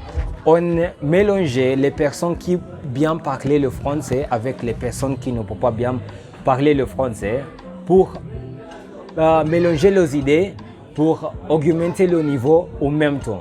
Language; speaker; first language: French; non-native, learner; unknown